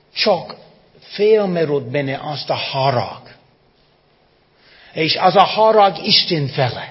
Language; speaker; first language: Hungarian; non-native, fluent; English